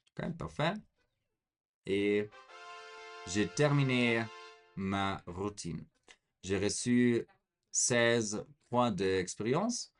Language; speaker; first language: French; non-native, fluent; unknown